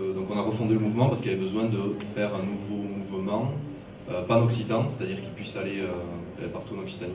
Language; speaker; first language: French; native; French